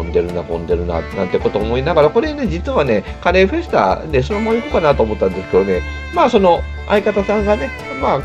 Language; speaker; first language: Japanese; native; Japanese